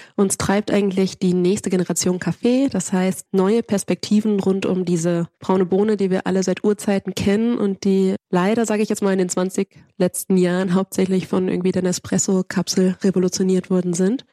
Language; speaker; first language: German; early bilingual, other home language; Spanish